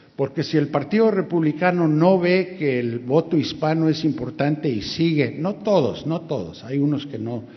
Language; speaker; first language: Spanish; early bilingual, other home language; English